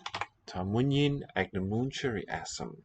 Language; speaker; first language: Irish; non-native, learner; English